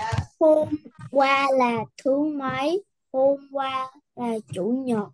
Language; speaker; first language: Vietnamese; early bilingual, heritage; Vietnamese